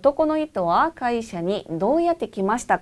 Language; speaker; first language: Japanese; non-native, fluent; Korean